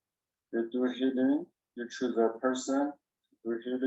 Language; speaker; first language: English; non-native, learner; Chinese